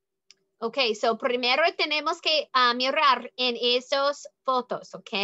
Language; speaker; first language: Spanish; non-native, learner; English